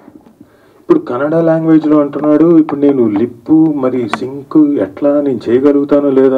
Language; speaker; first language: Telugu; native; Telugu